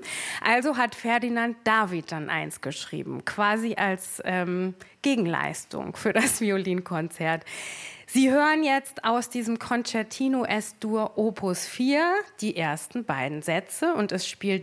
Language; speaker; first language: German; native; German